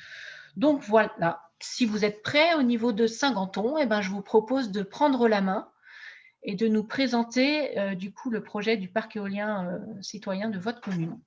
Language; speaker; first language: French; native; French